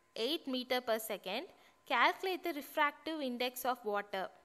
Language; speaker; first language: English; non-native, local second language; Tamil